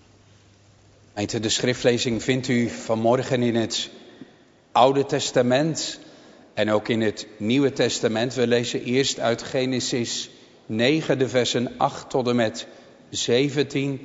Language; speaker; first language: Dutch; native; Dutch